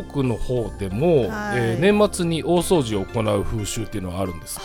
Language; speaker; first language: Japanese; native; Japanese